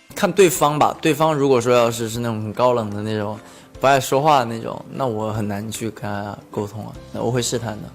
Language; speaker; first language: Chinese; native; Chinese